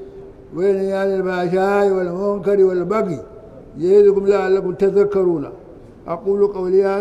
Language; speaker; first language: Arabic; non-native, fluent; Hausa